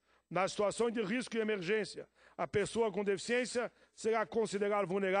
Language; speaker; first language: Portuguese; native; Portuguese